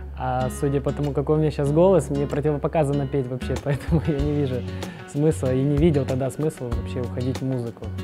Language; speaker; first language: Russian; native; Russian